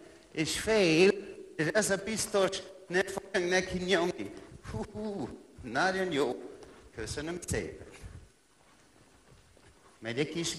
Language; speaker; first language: Hungarian; non-native, learner; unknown